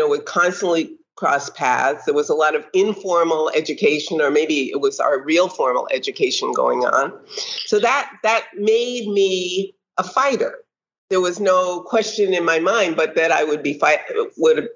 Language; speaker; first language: English; native; English